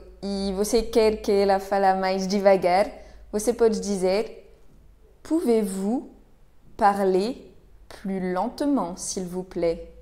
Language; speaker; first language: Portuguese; non-native, fluent; French